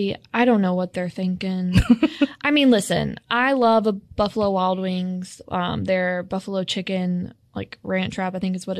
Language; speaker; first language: English; native; English